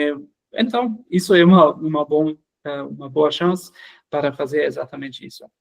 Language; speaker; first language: Portuguese; non-native, fluent; German